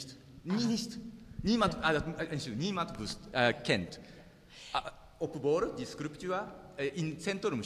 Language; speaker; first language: German; non-native, learner; Japanese